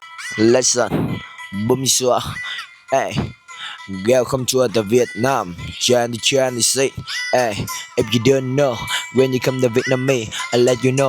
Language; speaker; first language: English; non-native, learner; Vietnamese